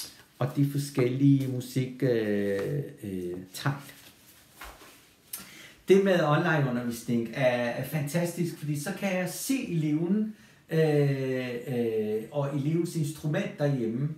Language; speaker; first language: Danish; non-native, fluent; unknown